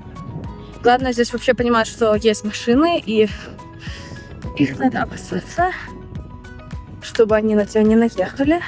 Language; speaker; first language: Russian; early bilingual, heritage; Russian